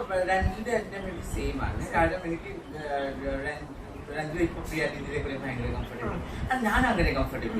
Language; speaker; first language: Malayalam; non-native, learner; Assamese